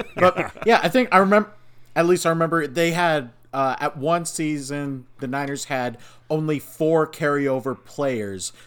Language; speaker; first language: English; native; English